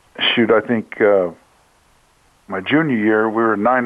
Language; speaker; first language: English; native; English